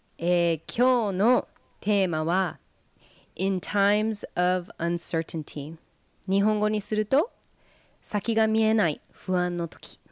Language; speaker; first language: Japanese; early bilingual, heritage; Japanese